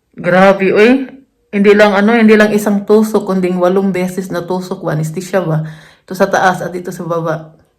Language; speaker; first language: Filipino; non-native, local second language; Cebuano